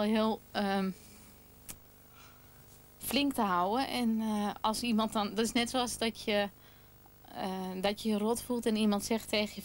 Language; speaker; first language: Dutch; native; Dutch